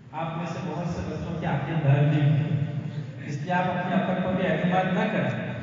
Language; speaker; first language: Urdu; non-native, local second language; Gujarati